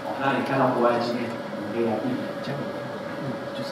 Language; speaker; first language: Chinese; native; Chinese